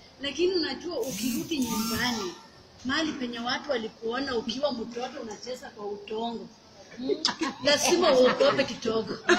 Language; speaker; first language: Swahili; non-native, local second language; Luyia